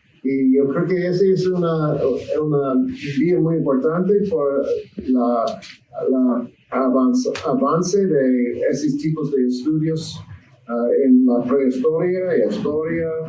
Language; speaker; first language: Spanish; non-native, learner; English